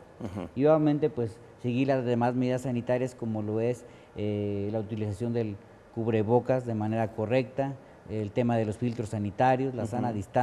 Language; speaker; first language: Spanish; native; Spanish